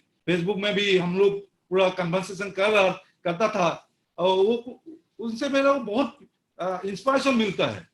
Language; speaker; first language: Hindi; non-native, local second language; Assamese